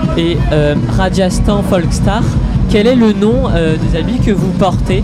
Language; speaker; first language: French; native; French